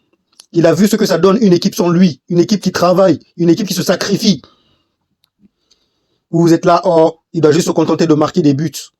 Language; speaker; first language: French; native; French